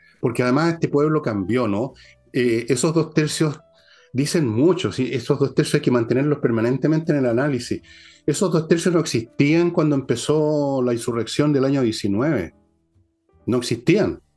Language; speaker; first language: Spanish; native; Spanish